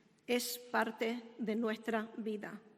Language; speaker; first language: Spanish; non-native, fluent; Hebrew